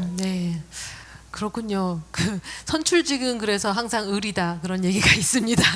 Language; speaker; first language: Korean; native; Korean